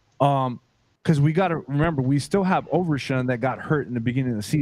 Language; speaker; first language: English; native; English